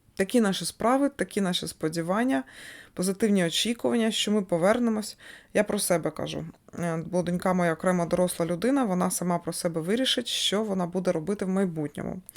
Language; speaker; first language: Ukrainian; non-native, local second language; Russian